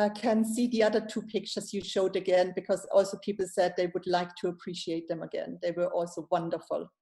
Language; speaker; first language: English; non-native, fluent; German